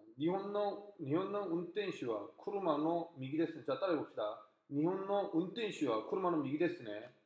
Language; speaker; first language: Japanese; non-native, fluent; Korean